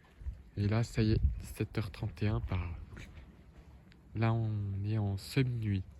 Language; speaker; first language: French; native; French